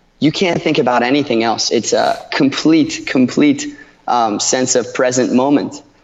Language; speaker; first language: English; native; English